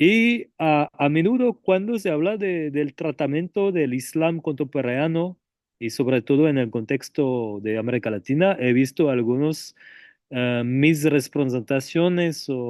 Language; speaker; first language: Spanish; non-native, fluent; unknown